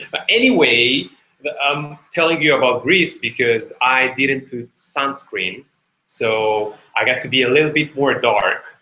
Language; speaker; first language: English; non-native, fluent; Hebrew